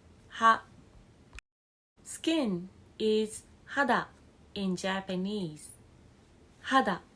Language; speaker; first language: English; non-native, fluent; Japanese